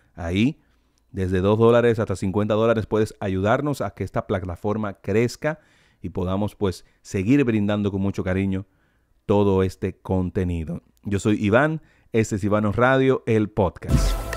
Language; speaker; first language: Spanish; native; Spanish